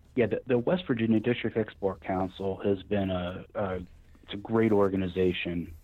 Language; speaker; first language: English; native; English